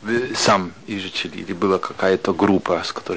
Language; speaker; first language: Russian; non-native, fluent; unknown